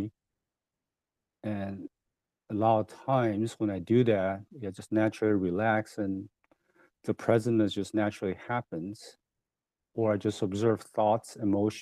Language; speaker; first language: English; non-native, fluent; Chinese